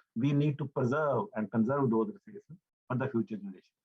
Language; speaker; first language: English; non-native, local second language; Punjabi